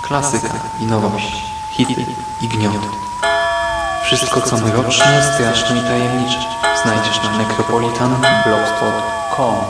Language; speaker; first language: Polish; native; Polish